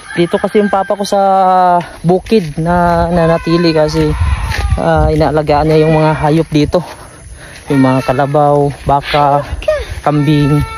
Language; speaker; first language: Filipino; non-native, local second language; Cebuano